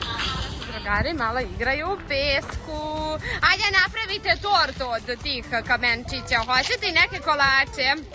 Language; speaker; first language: Bosnian; native; Bosnian